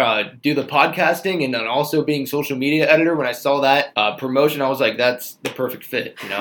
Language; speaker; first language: English; native; English